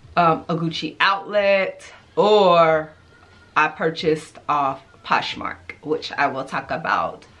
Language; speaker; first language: English; native; English